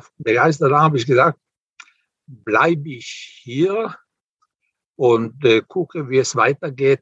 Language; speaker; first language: German; non-native, fluent; Hebrew